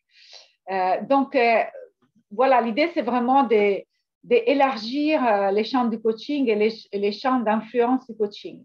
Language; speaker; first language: French; non-native, fluent; Italian